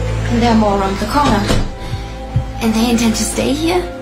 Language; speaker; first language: English; non-native, fluent; German